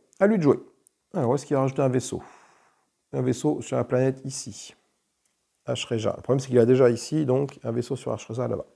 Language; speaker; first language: French; native; French